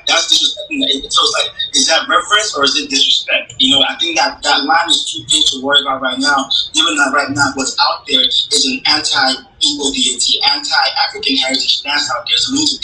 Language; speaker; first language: English; early bilingual, other home language; Igbo